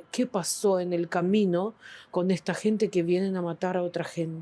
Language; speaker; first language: Spanish; non-native, fluent; Ukrainian